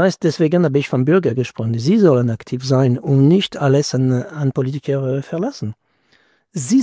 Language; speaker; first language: German; non-native, fluent; French